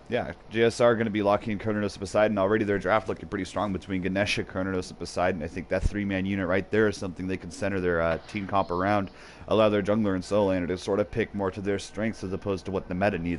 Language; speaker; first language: English; native; English